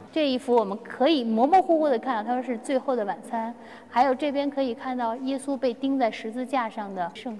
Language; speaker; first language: Chinese; native; Chinese